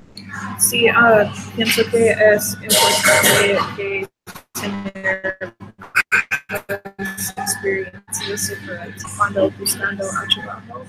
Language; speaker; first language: Spanish; non-native, learner; English